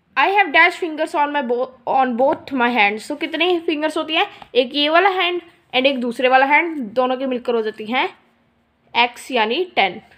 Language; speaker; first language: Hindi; non-native, local second language; Punjabi